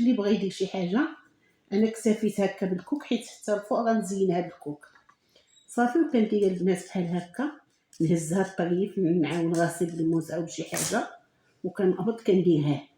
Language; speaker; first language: Arabic; native; Arabic